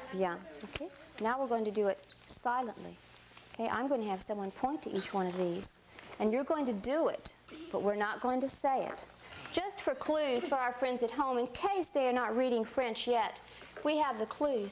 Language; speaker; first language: English; native; English